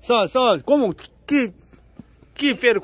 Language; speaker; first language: French; non-native, learner; Korean